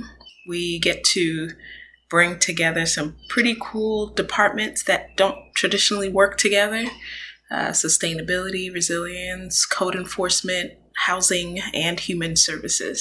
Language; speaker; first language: English; early bilingual, other home language; Akan